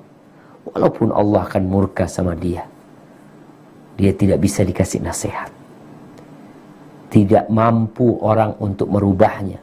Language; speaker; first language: Indonesian; native; Indonesian